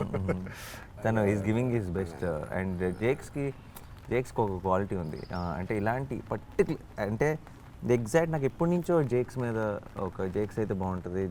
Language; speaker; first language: Telugu; native; Telugu